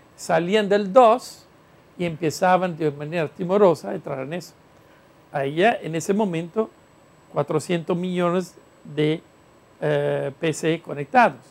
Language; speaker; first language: Spanish; non-native, fluent; Italian